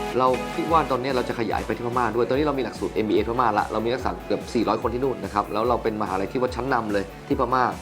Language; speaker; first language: Thai; native; Thai